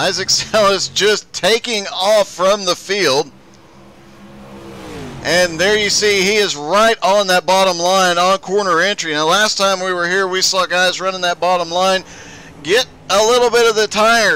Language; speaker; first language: English; native; English